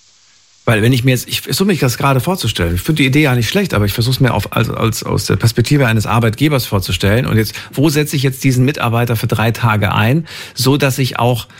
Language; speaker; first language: German; native; German